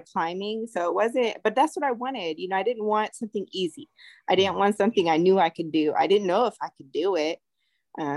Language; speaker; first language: English; native; English